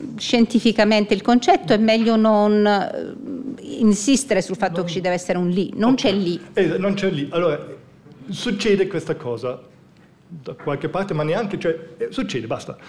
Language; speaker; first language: Italian; native; Italian